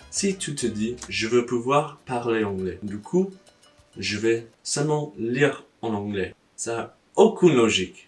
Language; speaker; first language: French; non-native, learner; English